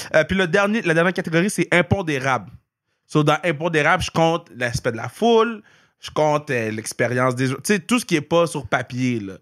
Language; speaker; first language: French; native; French